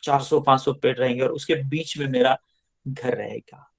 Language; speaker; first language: Hindi; non-native, local second language; Marathi